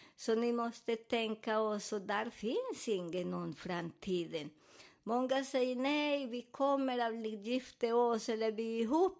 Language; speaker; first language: Swedish; non-native, learner; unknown